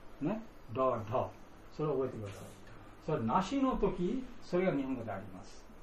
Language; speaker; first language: Japanese; non-native, learner; Bangla